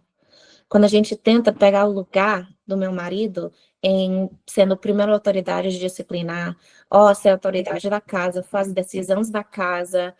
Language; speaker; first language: Portuguese; non-native, fluent; English